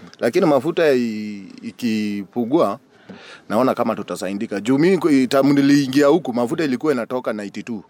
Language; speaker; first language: Swahili; non-native, local second language; Kikuyu